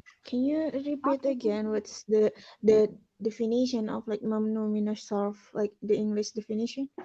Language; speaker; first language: English; non-native, fluent; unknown